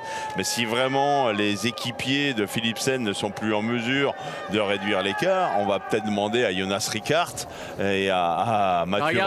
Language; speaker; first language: French; native; French